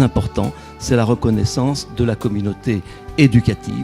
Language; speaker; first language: French; native; French